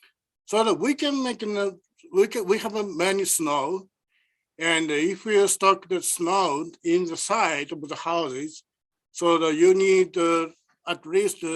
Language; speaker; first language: English; non-native, learner; Japanese